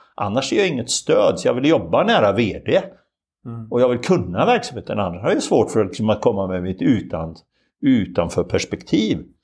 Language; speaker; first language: Swedish; native; Swedish